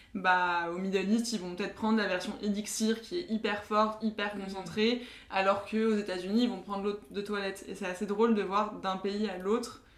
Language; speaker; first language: French; native; French